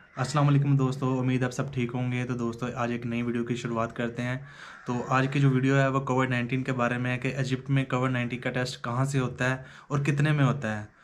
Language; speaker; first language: Urdu; non-native, local second language; Punjabi